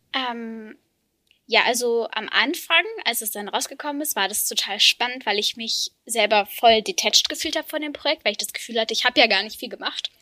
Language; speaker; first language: German; native; German